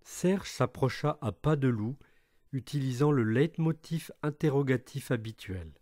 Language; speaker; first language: French; native; French